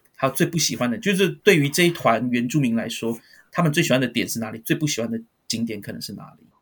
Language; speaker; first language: Chinese; native; Chinese